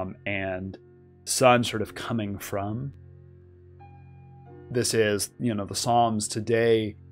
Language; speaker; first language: English; native; English